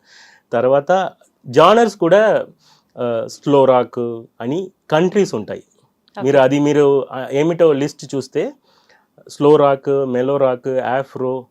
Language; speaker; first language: Telugu; non-native, learner; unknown